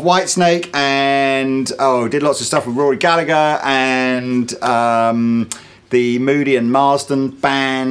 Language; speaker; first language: English; native; English